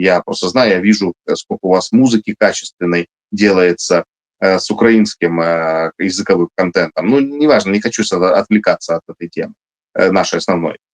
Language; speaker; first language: Russian; native; Russian